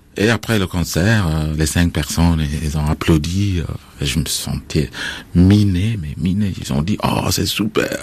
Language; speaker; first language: French; non-native, fluent; Acoli